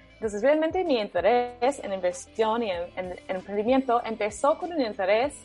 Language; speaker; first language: Spanish; non-native, fluent; English